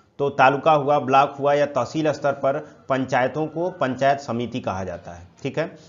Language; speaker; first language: Hindi; native; Hindi